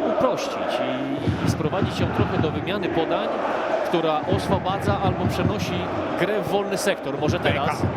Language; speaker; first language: Polish; native; Polish